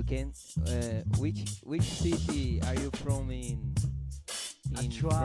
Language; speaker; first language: English; non-native, learner; Portuguese